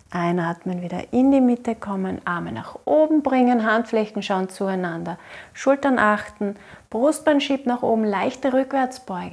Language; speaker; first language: German; native; German